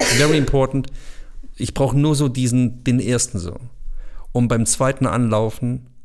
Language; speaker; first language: German; early bilingual, other home language; Bosnian